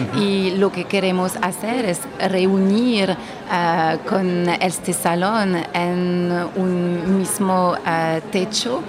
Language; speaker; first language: Spanish; non-native, fluent; French